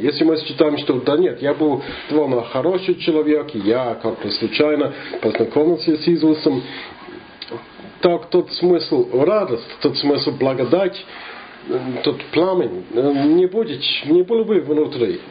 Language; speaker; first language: Russian; non-native, learner; English